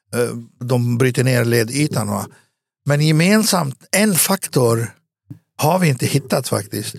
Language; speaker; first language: Swedish; early bilingual, other home language; Arabic